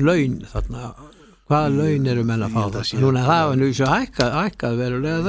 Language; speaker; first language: Icelandic; native; Icelandic